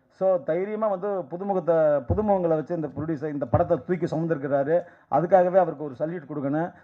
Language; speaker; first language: Tamil; native; Tamil